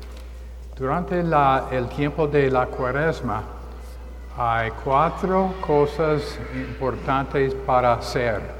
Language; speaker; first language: Spanish; non-native, learner; English